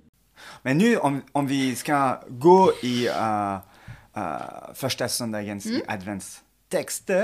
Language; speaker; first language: Swedish; non-native, fluent; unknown